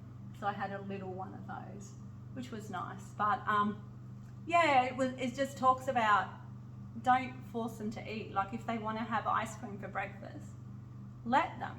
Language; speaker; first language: English; native; English